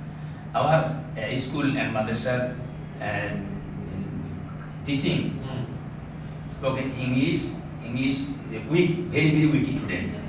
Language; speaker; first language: English; non-native, learner; Bangla